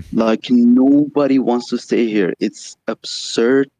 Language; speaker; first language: English; non-native, fluent; Persian